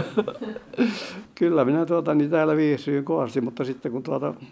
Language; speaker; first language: Finnish; native; Finnish